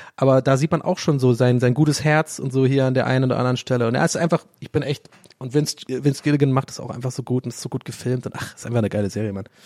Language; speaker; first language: German; early bilingual, other home language; English